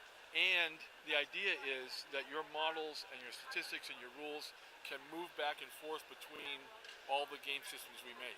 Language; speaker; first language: English; native; English